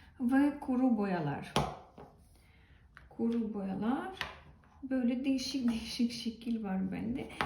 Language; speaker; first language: Turkish; non-native, learner; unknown